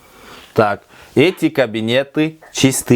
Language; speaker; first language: Russian; non-native, local second language; Kyrgyz